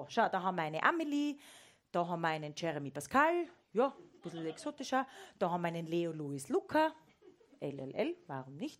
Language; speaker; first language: German; native; German